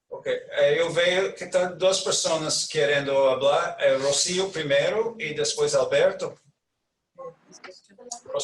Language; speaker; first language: Portuguese; non-native, learner; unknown